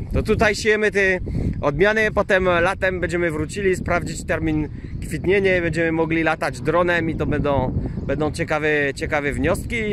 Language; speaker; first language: Polish; non-native, fluent; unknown